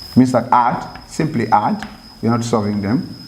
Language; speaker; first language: English; non-native, local second language; Swahili